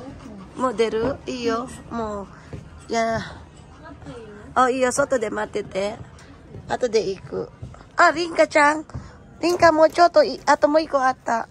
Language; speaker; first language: Japanese; non-native, fluent; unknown